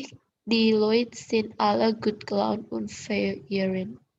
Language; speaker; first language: German; non-native, learner; Indonesian